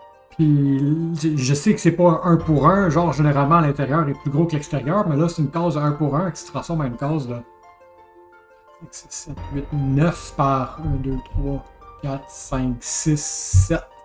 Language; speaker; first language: French; native; French